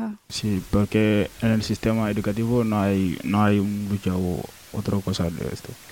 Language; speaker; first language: Spanish; non-native, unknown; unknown